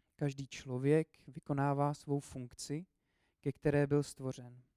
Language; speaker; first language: Czech; native; Czech